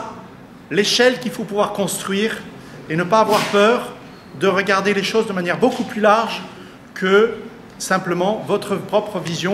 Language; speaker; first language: French; native; French